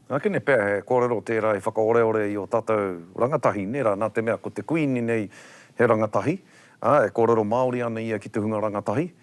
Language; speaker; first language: Māori; non-native, local second language; English